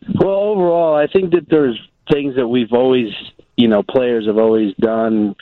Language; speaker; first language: English; native; English